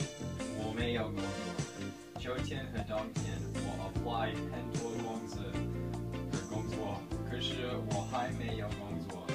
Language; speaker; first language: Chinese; non-native, learner; English